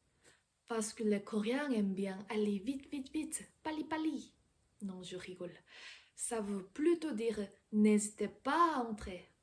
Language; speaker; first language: French; non-native, fluent; Korean